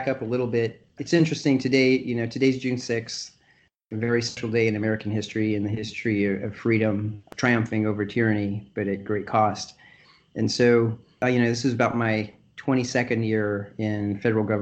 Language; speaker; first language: English; native; English